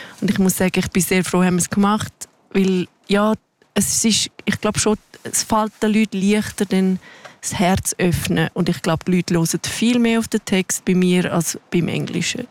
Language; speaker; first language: German; non-native, local second language; Romansh